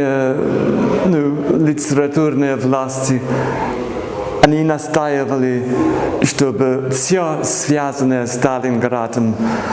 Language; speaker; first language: Russian; non-native, fluent; English